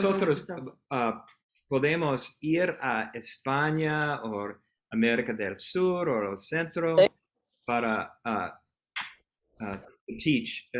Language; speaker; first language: Spanish; non-native, learner; English